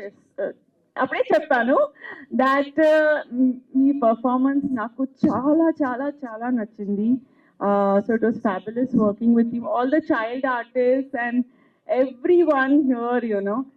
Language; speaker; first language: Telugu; non-native, fluent; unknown